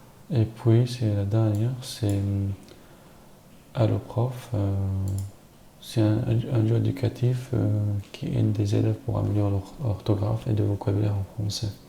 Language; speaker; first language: French; non-native, learner; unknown